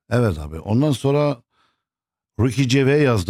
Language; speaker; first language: Turkish; non-native, fluent; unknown